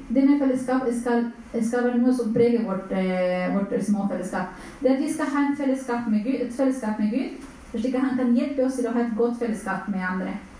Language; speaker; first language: Norwegian; non-native, fluent; Spanish